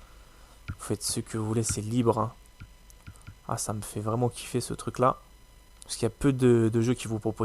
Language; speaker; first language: French; native; French